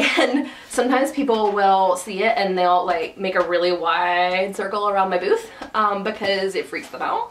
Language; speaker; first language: English; native; English